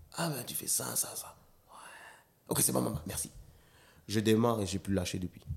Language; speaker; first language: French; non-native, local second language; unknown